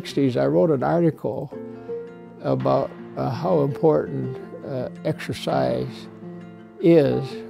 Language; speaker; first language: English; native; English